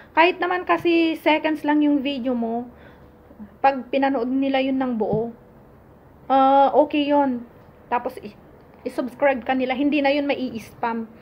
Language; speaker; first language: Filipino; native; Filipino